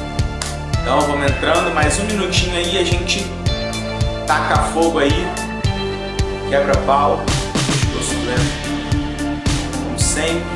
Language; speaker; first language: Portuguese; native; Portuguese